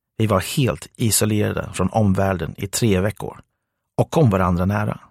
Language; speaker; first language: Swedish; non-native, fluent; English